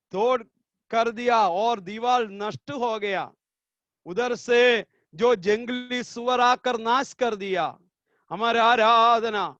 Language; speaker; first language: Hindi; non-native, local second language; Malayalam